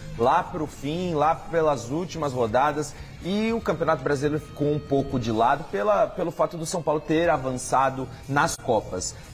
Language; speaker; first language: Portuguese; native; Portuguese